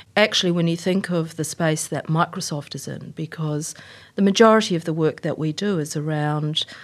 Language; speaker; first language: English; native; English